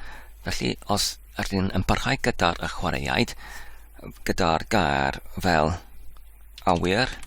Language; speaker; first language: Welsh; non-native, learner; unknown